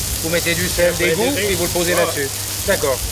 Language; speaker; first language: French; native; French